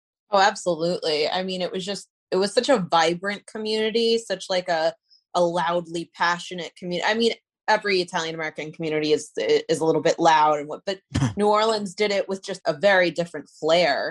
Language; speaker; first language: English; native; English